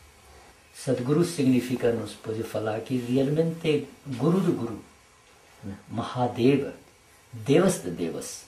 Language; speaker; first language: Portuguese; non-native, learner; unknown